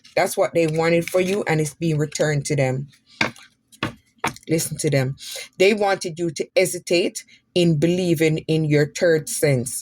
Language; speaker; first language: English; native; English